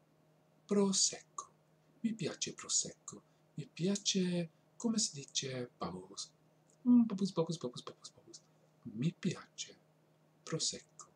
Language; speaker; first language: Italian; non-native, learner; English